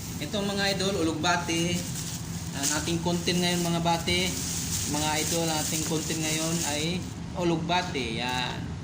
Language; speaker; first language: Filipino; non-native, local second language; Cebuano